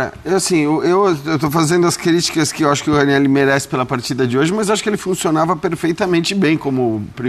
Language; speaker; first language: Portuguese; native; Portuguese